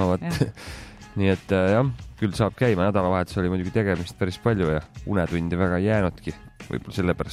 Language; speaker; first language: Estonian; native; Estonian